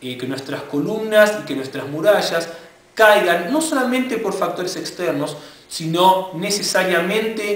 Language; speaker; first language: Spanish; native; Spanish